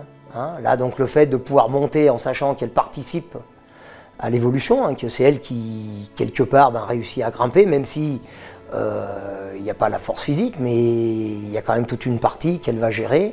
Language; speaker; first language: French; native; French